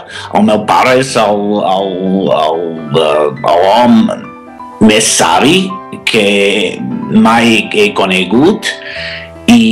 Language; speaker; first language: Catalan; non-native, fluent; English